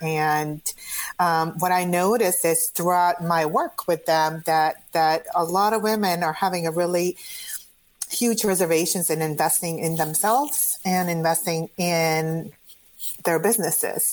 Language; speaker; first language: English; non-native, fluent; Croatian